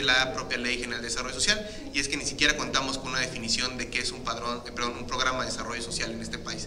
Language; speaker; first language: Spanish; native; Spanish